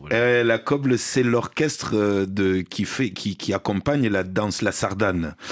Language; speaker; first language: French; native; French